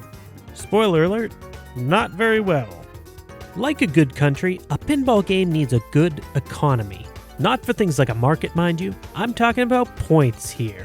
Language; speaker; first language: English; native; English